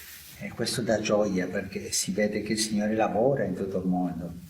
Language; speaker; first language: Italian; non-native, fluent; Spanish